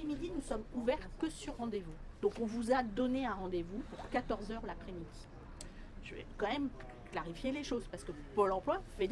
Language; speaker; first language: French; native; French